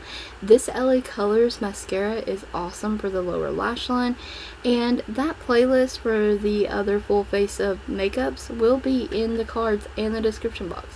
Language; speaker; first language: English; native; English